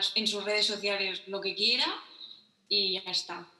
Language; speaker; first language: Spanish; native; Spanish